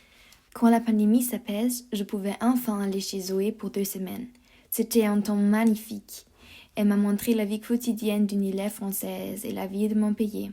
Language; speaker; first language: French; non-native, learner; German